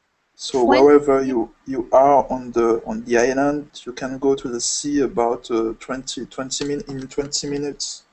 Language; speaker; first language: English; non-native, fluent; French